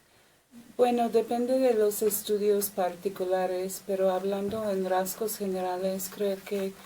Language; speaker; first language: Spanish; non-native, fluent; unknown